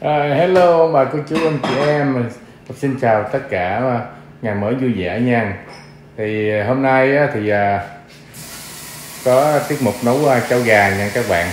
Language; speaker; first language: Vietnamese; native; Vietnamese